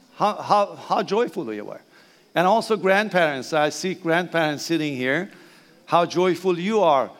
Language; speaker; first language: English; non-native, fluent; Persian